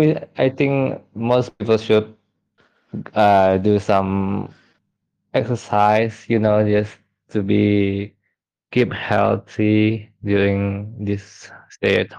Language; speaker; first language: English; non-native, fluent; Indonesian